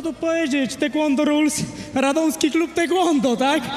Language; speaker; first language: Polish; native; Polish